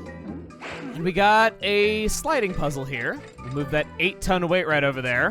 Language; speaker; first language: English; native; English